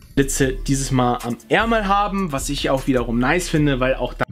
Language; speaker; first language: German; early bilingual, other home language; Portuguese